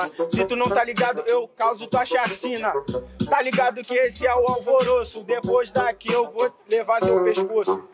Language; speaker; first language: Portuguese; native; Portuguese